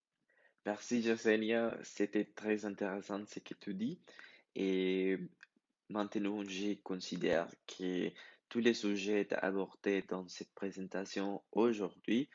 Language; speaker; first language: French; non-native, learner; Spanish